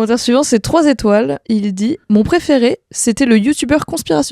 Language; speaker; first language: French; native; French